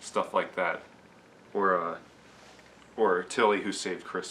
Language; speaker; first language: English; native; English